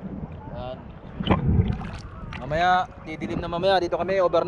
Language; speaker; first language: Filipino; native; Filipino